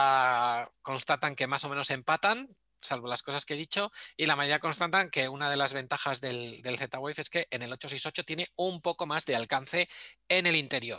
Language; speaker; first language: Spanish; native; Spanish